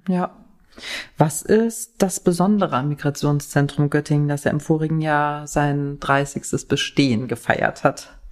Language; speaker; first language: German; native; German